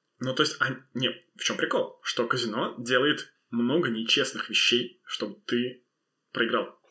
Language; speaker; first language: Russian; native; Russian